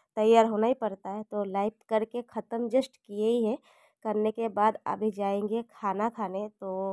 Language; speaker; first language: Hindi; non-native, local second language; Bangla